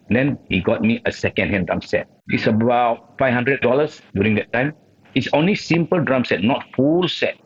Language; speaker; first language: English; non-native, local second language; Malay